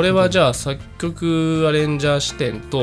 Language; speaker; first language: Japanese; native; Japanese